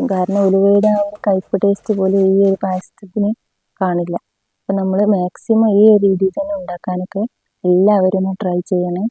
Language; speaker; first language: Malayalam; native; Malayalam